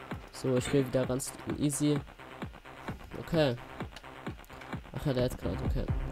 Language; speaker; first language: German; native; German